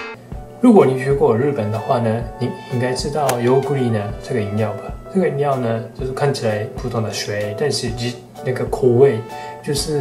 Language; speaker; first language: Chinese; non-native, fluent; Japanese